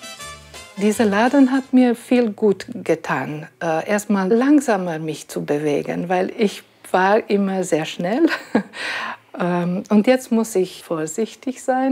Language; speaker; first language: German; non-native, fluent; Romanian